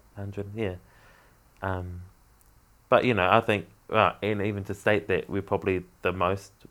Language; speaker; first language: English; native; English